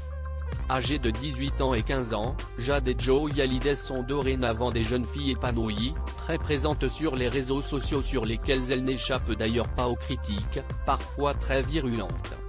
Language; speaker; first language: French; native; French